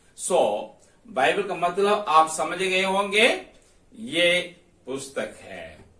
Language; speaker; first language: Hindi; non-native, local second language; Tamil